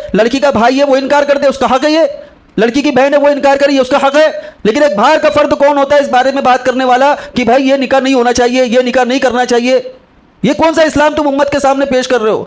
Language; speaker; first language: Urdu; native; Urdu